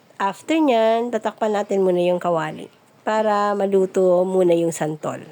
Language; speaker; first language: Filipino; non-native, local second language; Bikol